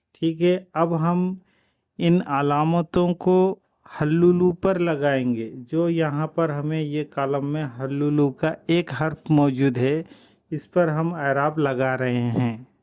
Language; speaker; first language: Urdu; native; Urdu